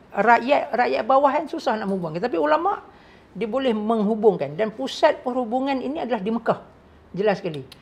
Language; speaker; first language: Malay; native; Malay